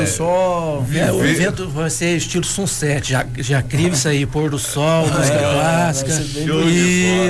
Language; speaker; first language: Portuguese; native; Portuguese